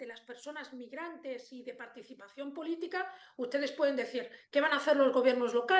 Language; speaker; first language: Spanish; native; Spanish